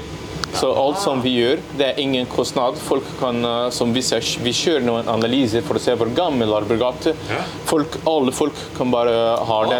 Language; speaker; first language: Norwegian; non-native, learner; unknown